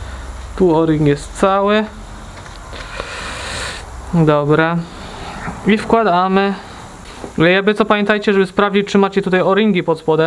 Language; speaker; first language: Polish; native; Polish